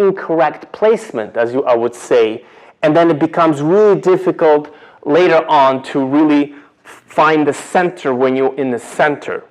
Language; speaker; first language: English; non-native, fluent; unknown